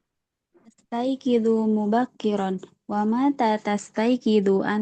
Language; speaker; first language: Arabic; non-native, learner; Indonesian